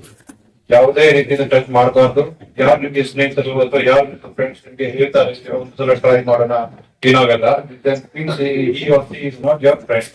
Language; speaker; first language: Kannada; non-native, fluent; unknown